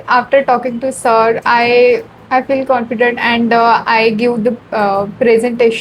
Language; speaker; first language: English; non-native, learner; Marathi